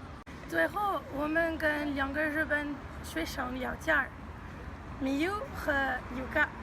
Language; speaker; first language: Chinese; non-native, learner; French